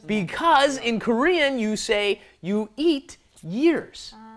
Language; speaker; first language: English; native; English